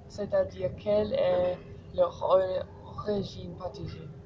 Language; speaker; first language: French; non-native, learner; English